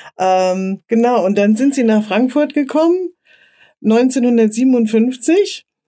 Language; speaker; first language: German; native; German